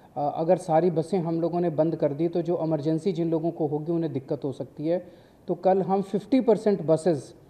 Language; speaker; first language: Hindi; native; Hindi